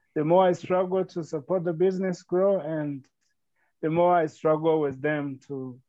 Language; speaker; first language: English; non-native, local second language; Kinyarwanda